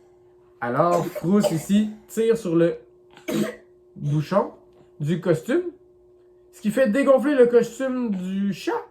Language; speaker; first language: French; native; French